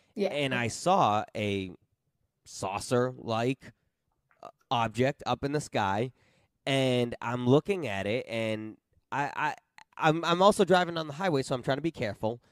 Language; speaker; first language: English; native; English